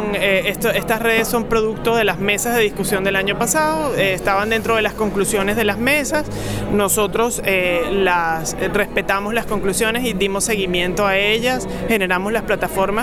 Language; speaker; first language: Spanish; native; Spanish